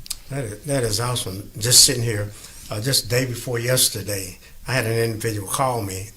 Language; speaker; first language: English; native; English